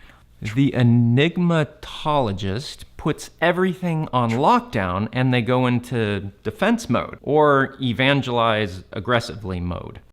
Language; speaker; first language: English; native; English